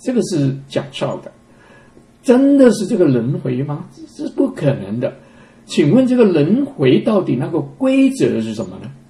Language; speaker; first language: Chinese; non-native, local second language; Cantonese